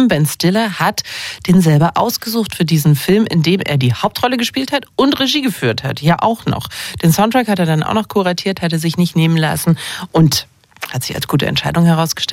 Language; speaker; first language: German; native; German